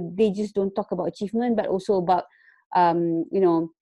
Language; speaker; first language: English; non-native, local second language; Malay